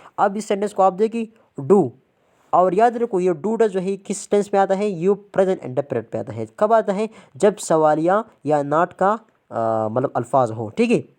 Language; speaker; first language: Urdu; non-native, local second language; Pashto